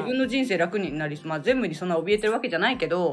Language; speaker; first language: Japanese; native; Japanese